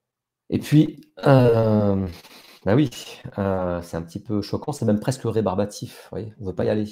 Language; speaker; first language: French; native; French